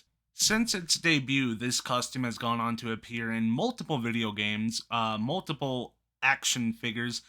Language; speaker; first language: English; native; English